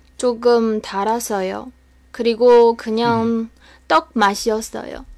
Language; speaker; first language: Korean; non-native, fluent; Chinese